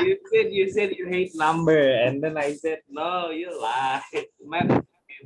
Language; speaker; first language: English; non-native, learner; Indonesian